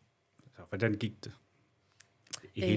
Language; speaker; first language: Danish; non-native, local second language; Kalaallisut